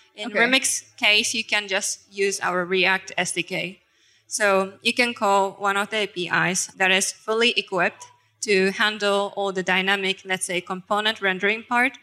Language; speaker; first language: English; non-native, fluent; Japanese